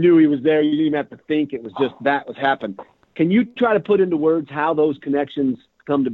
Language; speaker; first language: English; native; English